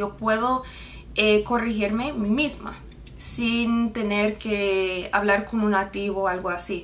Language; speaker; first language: Spanish; non-native, fluent; English